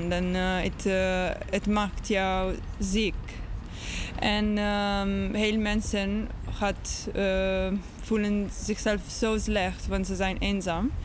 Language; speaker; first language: Dutch; non-native, learner; English